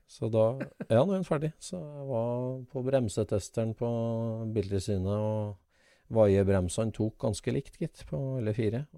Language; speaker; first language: Norwegian; native; Norwegian